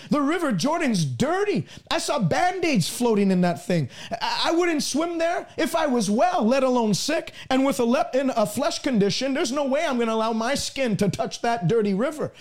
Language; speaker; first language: English; native; English